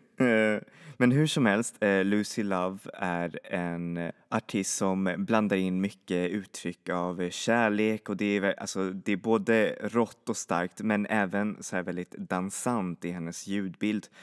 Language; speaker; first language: Swedish; native; Swedish